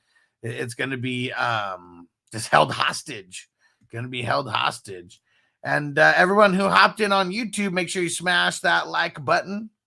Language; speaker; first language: English; native; English